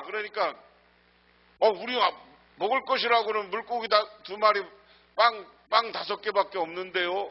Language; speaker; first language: Korean; native; Korean